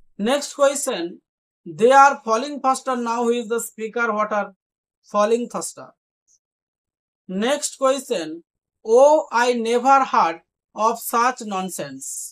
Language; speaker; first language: English; non-native, local second language; Bangla